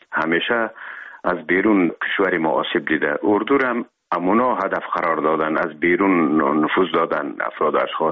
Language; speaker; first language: Persian; native; Persian